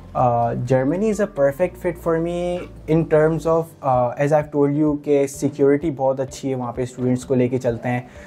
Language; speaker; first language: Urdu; native; Urdu